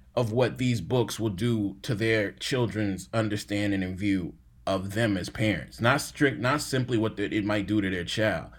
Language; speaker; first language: English; native; English